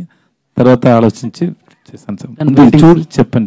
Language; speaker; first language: Telugu; non-native, learner; Tamil